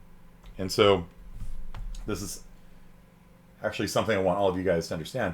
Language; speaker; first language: English; native; English